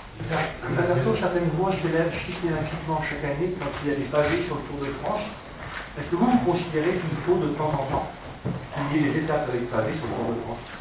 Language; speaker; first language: French; native; French